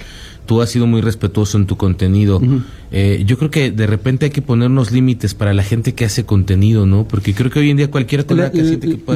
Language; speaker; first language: Spanish; native; Spanish